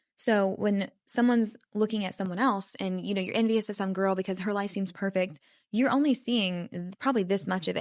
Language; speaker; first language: English; native; English